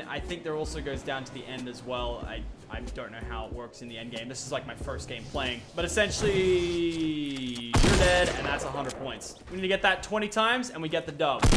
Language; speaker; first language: English; native; English